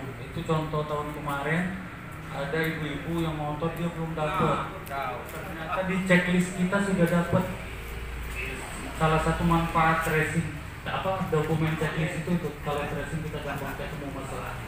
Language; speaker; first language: Indonesian; native; Indonesian